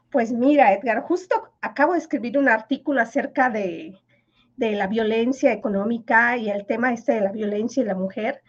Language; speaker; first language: Spanish; non-native, local second language; Yucateco